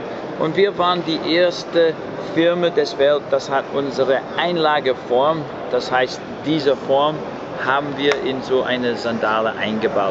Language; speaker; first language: German; non-native, fluent; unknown